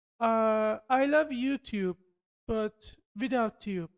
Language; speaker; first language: English; non-native, learner; Nepali